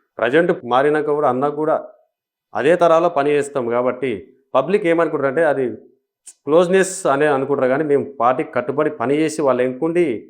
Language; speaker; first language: Telugu; native; Telugu